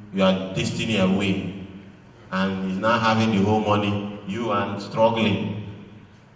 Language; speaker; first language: English; non-native, local second language; Igbo